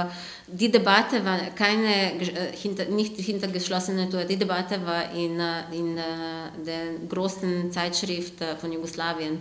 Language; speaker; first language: German; non-native, fluent; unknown